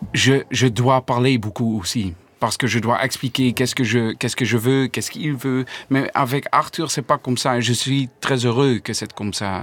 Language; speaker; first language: French; non-native, learner; Dutch